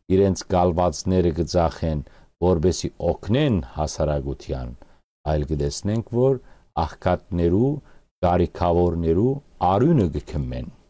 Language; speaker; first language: Armenian; early bilingual, heritage; Armenian